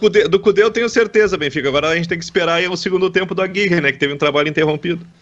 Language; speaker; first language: Portuguese; native; Portuguese